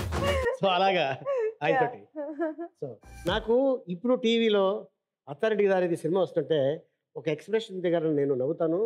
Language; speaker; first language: Telugu; native; Telugu